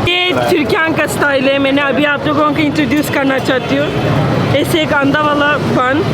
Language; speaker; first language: Hindi; non-native, learner; Turkish